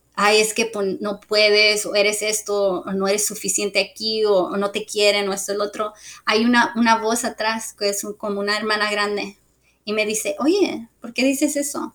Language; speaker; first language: Spanish; early bilingual, heritage; Spanish